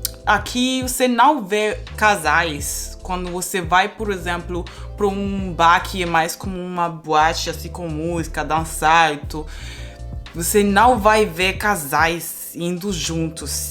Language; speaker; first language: Portuguese; non-native, fluent; Spanish